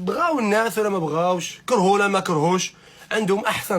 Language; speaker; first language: Arabic; native; Arabic